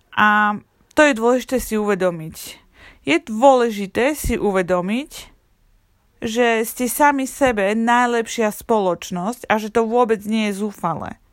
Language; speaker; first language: Slovak; native; Slovak